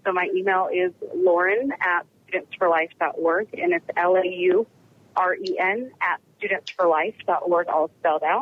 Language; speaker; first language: English; native; English